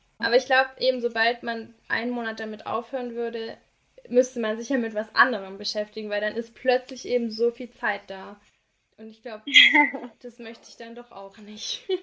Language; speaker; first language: German; native; German